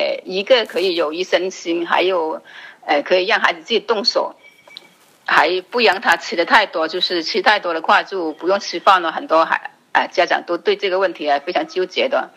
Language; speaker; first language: Chinese; native; Chinese